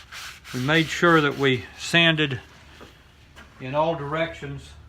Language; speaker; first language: English; native; English